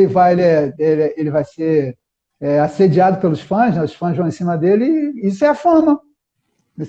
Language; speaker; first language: Portuguese; native; Portuguese